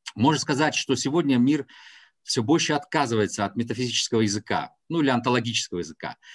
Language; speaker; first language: Russian; non-native, local second language; Tajik